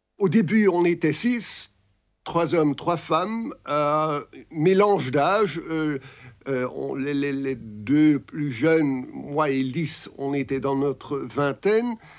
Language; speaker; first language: French; non-native, local second language; Dutch